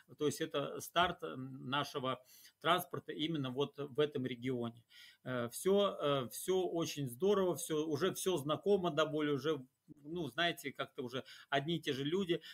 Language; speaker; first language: Russian; native; Russian